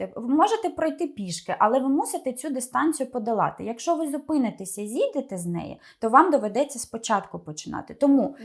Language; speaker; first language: Ukrainian; non-native, local second language; Russian